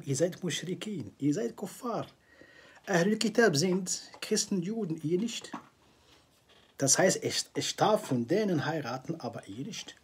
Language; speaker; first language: German; non-native, fluent; Arabic